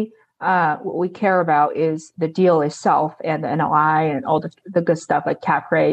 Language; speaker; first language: English; non-native, fluent; Chinese